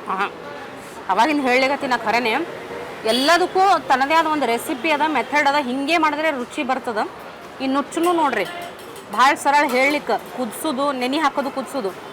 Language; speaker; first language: Kannada; native; Kannada